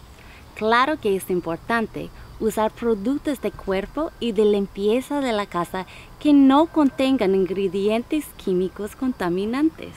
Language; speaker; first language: Spanish; non-native, learner; English